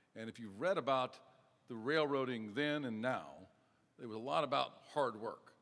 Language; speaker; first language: English; native; English